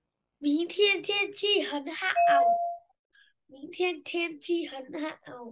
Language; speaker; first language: Chinese; non-native, learner; Vietnamese